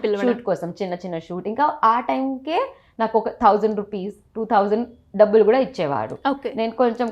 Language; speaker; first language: Telugu; non-native, local second language; Gujarati